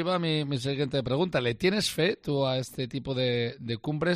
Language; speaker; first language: Spanish; native; Spanish